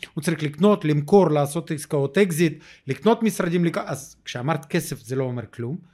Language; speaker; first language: Hebrew; non-native, fluent; Russian